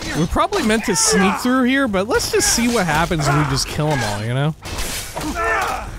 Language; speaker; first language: English; native; English